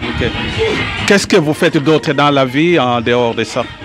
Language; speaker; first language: French; native; French